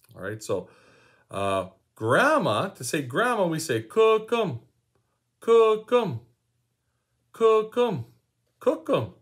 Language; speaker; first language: English; native; English